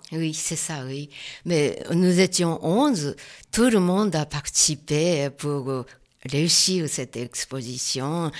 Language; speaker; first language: French; non-native, fluent; Japanese